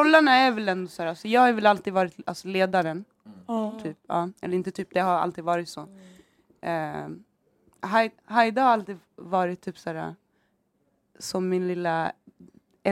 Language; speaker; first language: Swedish; native; Swedish